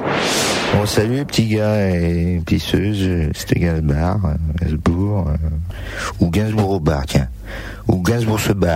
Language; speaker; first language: French; native; French